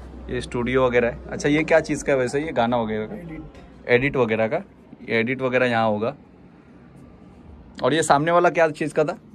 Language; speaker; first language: Hindi; non-native, local second language; Bhojpuri